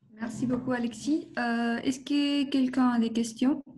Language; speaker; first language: French; non-native, fluent; Spanish